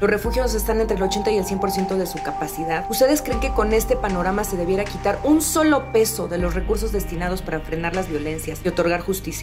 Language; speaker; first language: Spanish; native; Spanish